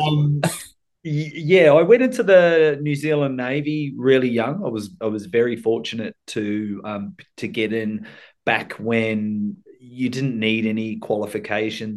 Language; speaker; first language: English; native; English